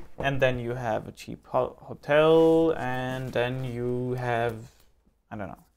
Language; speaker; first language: English; non-native, fluent; German